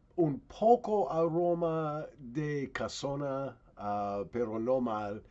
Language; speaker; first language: Spanish; non-native, learner; English